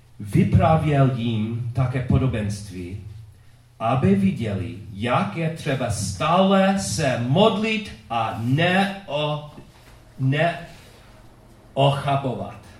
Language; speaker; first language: Czech; non-native, fluent; English